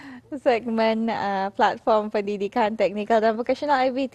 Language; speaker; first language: Malay; native; Malay